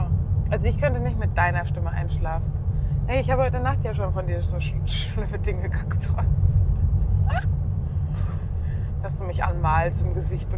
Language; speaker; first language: German; native; German